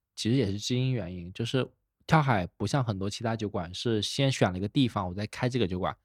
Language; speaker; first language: Chinese; native; Chinese